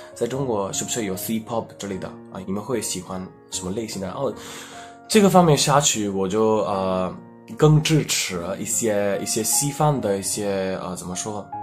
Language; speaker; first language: Chinese; non-native, fluent; Hindi